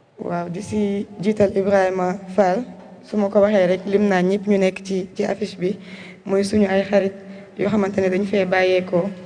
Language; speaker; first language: Wolof; non-native, local second language; Jola-Fonyi